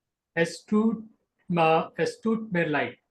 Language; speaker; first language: German; non-native, learner; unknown